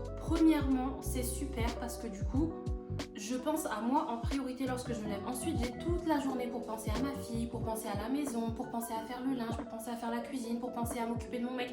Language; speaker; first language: French; native; French